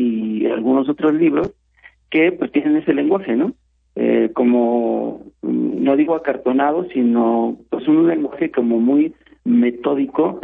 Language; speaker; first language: Spanish; native; Spanish